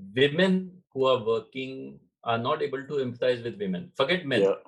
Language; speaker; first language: English; non-native, local second language; Marathi